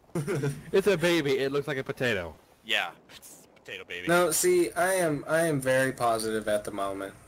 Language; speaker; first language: English; native; English